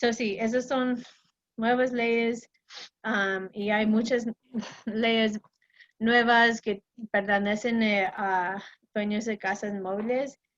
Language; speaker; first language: Spanish; non-native, fluent; English